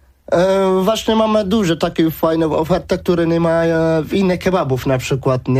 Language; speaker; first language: Polish; early bilingual, other home language; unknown